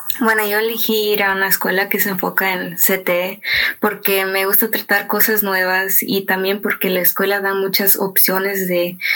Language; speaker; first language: Spanish; early bilingual, heritage; Spanish